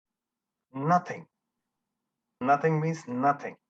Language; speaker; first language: English; non-native, local second language; Hindi